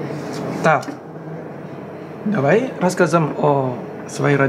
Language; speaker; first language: Russian; non-native, learner; Indonesian